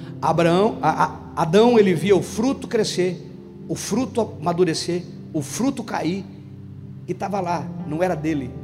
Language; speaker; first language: Portuguese; native; Portuguese